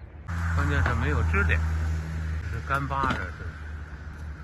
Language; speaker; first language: Chinese; native; Chinese